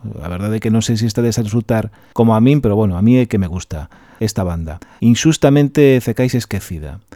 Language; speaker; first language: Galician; non-native, local second language; Spanish